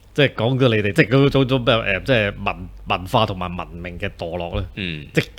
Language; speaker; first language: Cantonese; native; Cantonese